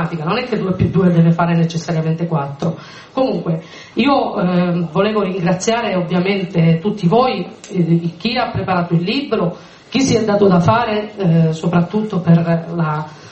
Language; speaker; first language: Italian; native; Italian